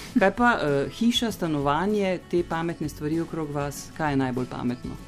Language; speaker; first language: Slovenian; native; Slovenian